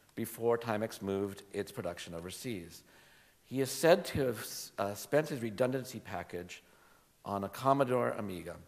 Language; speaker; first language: English; native; English